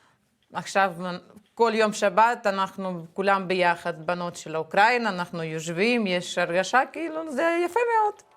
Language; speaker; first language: Hebrew; non-native, fluent; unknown